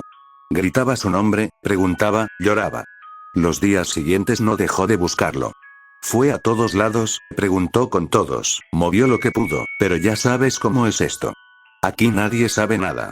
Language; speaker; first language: Spanish; native; Spanish